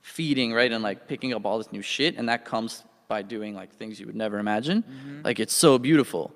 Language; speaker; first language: English; native; English